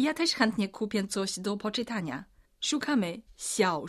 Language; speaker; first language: Polish; non-native, fluent; Chinese